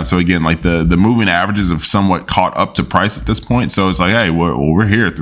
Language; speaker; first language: English; native; English